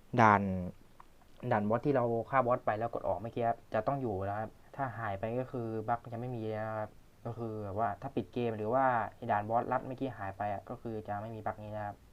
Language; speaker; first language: Thai; native; Thai